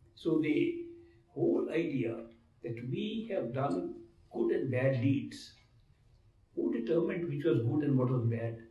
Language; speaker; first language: English; non-native, local second language; Hindi